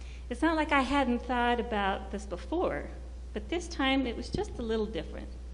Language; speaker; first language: English; early bilingual, other home language; Spanish